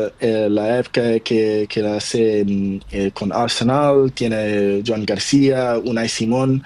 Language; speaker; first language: Spanish; non-native, learner; Portuguese